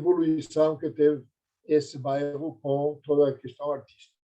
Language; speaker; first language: Portuguese; non-native, fluent; Persian